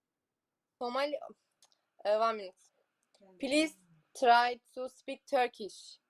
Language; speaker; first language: English; non-native, learner; Turkish